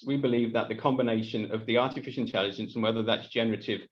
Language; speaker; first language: English; native; English